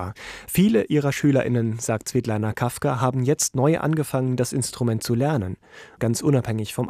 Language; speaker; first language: German; native; German